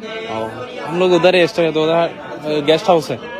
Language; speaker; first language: Hindi; non-native, local second language; Bangla